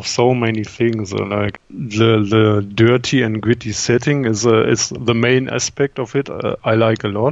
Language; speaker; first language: English; non-native, fluent; German